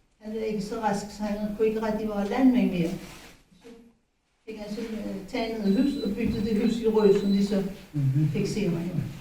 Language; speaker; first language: Danish; native; Danish